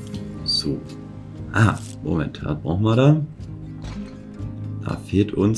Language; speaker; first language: German; native; German